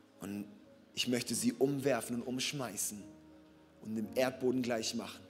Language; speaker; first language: German; native; German